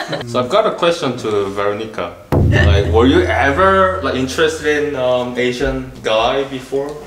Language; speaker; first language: English; non-native, fluent; Korean